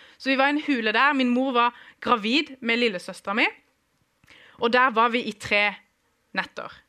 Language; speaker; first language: Norwegian; early bilingual, other home language; Kurdish